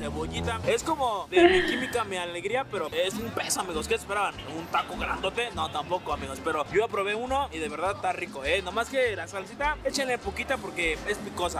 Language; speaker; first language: Spanish; native; Spanish